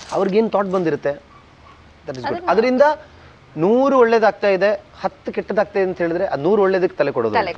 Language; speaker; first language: Kannada; non-native, local second language; Tulu